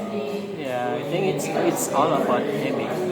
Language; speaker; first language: English; non-native, learner; Indonesian